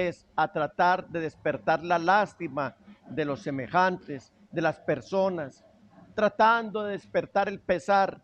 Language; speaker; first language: Spanish; native; Spanish